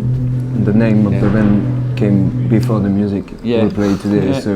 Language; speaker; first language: English; non-native, learner; French